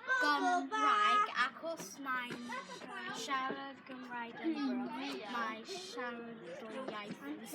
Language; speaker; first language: Welsh; non-native, local second language; English